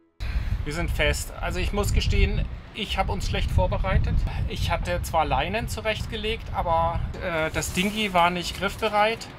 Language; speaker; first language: German; native; German